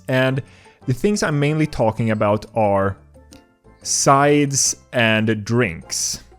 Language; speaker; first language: English; non-native, fluent; Swedish